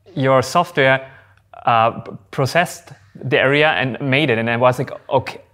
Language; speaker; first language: English; non-native, fluent; German